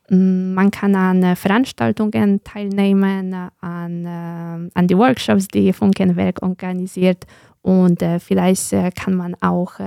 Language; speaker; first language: German; non-native, fluent; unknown